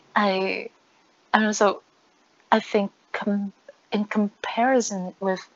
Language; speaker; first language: English; non-native, fluent; Vietnamese